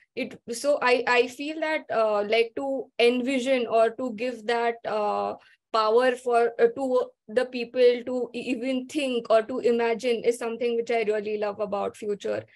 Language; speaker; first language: English; non-native, local second language; Marathi